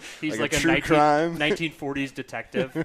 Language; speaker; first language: English; native; English